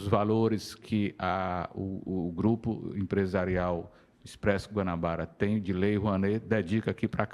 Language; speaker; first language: Portuguese; native; Portuguese